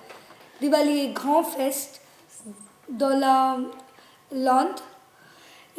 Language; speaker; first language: French; non-native, learner; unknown